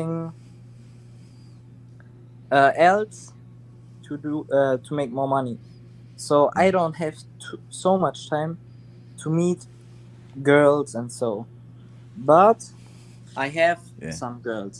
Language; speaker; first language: English; non-native, learner; German